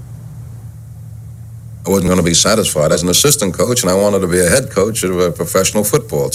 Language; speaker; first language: English; native; English